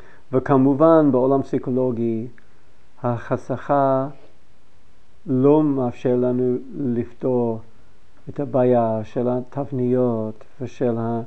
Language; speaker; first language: Hebrew; non-native, fluent; English